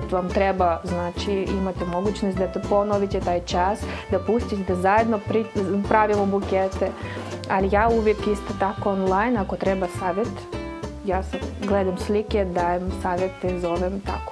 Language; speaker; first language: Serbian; non-native, fluent; Russian